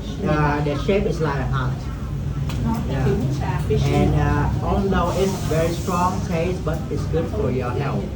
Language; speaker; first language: English; non-native, fluent; Vietnamese